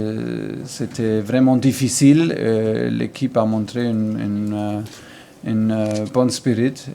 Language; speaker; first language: French; non-native, learner; German